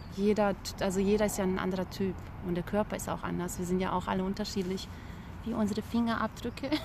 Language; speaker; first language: German; early bilingual, other home language; Bosnian